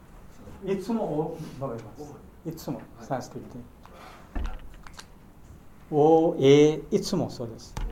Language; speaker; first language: Japanese; non-native, learner; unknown